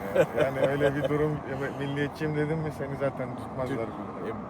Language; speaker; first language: Turkish; early bilingual, heritage; Finnish